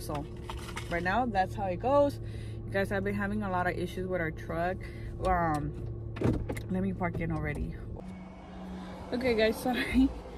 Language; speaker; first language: English; early bilingual, other home language; Spanish